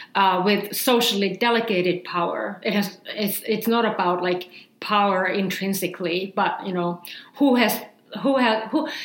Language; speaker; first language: English; non-native, fluent; Finnish